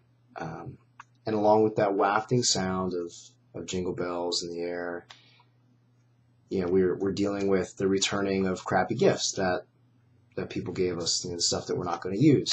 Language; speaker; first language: English; native; English